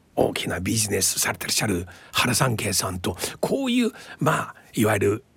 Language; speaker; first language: Japanese; non-native, fluent; Chinese